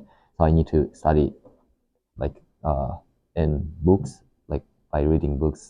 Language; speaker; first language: English; non-native, learner; Japanese